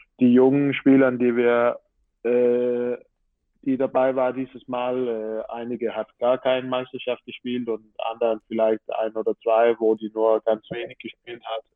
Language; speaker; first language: German; non-native, fluent; Danish